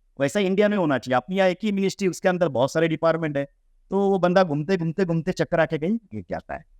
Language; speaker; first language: Hindi; non-native, local second language; Marathi